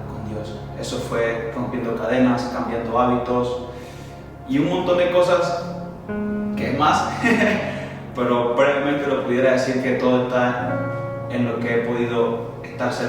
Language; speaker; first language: Spanish; native; Spanish